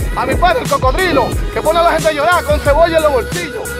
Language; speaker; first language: Spanish; native; Spanish